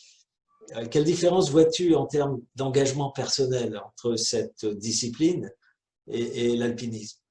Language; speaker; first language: French; native; French